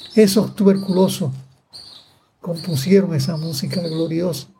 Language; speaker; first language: Spanish; native; Spanish